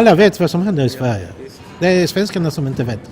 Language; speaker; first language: Swedish; non-native, fluent; Polish